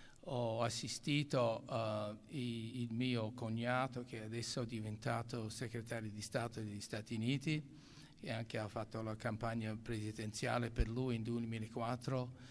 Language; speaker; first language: Italian; non-native, local second language; English